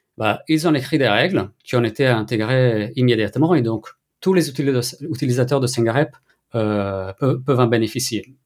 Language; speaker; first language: French; non-native, fluent; Italian